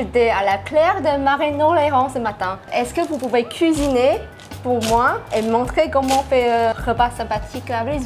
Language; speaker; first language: French; non-native, fluent; Chinese